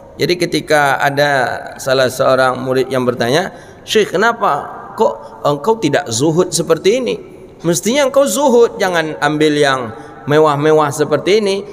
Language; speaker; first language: Malay; non-native, local second language; Minangkabau